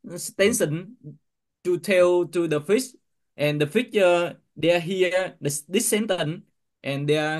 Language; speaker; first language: English; non-native, learner; Vietnamese